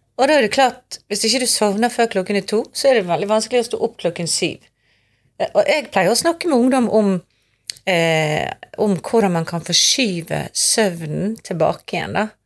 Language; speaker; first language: Norwegian; native; Norwegian